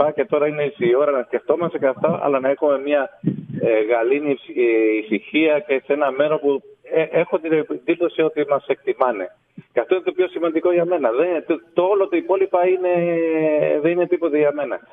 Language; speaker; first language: Greek; non-native, fluent; Spanish